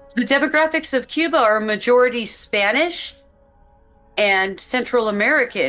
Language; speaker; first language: English; native; English